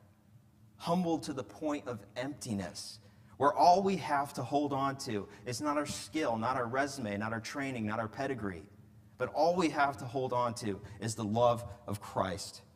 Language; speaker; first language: English; native; English